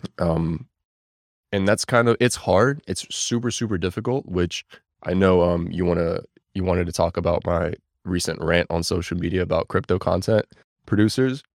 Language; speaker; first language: English; early bilingual, other home language; Bulgarian